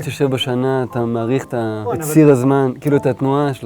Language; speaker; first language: Hebrew; native; Hebrew